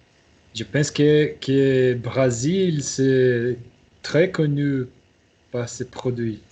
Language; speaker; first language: French; non-native, learner; Portuguese